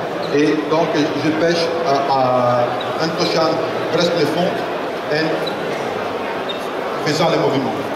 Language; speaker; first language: French; non-native, learner; Italian